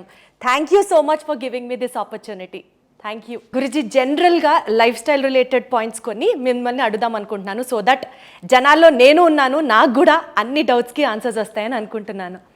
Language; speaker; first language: Telugu; native; Telugu